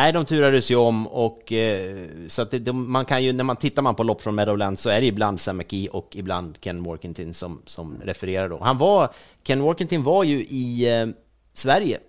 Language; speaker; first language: Swedish; native; Swedish